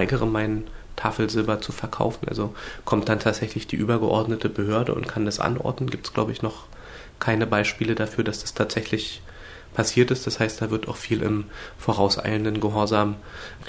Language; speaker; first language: German; native; German